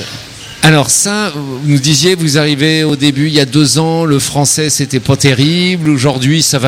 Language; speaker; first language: French; native; French